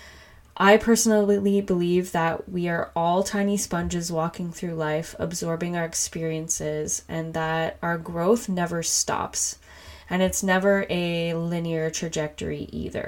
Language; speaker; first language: English; native; English